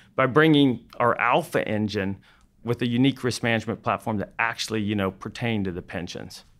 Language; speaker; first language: English; native; English